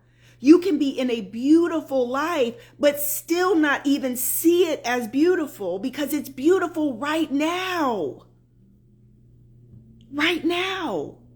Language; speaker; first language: English; native; English